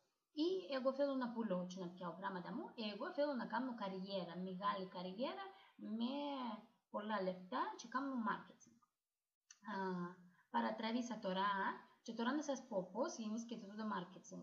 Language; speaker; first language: Greek; non-native, learner; Russian